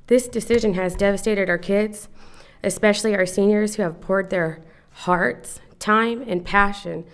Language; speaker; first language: English; native; English